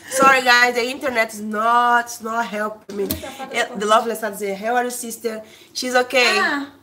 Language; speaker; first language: English; non-native, learner; Portuguese